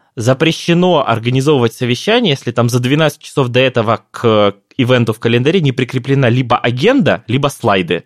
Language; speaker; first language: Russian; native; Russian